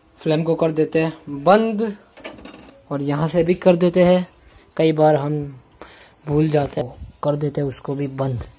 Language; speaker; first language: Hindi; non-native, local second language; Gujarati